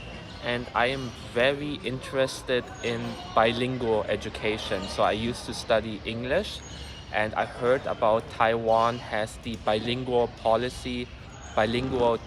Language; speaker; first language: English; non-native, fluent; German